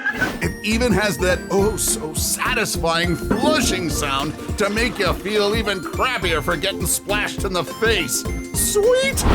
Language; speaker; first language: English; native; English